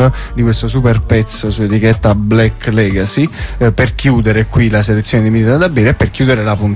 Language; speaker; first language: Italian; native; Italian